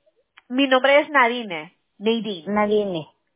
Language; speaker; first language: Spanish; early bilingual, heritage; Spanish